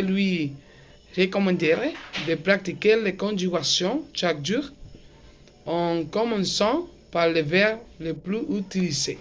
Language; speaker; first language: French; non-native, learner; Spanish